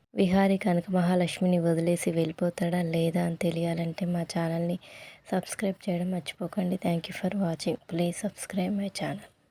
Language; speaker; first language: Telugu; native; Telugu